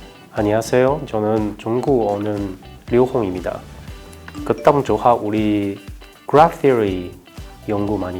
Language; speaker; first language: Korean; non-native, learner; Chinese